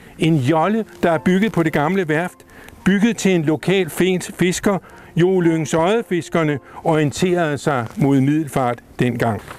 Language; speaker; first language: Danish; native; Danish